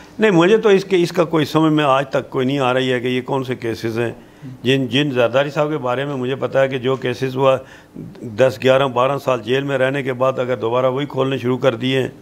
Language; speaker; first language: Urdu; non-native, local second language; Pahari-Potwari